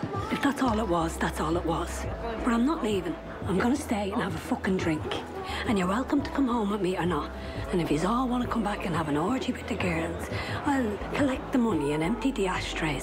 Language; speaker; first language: English; native; English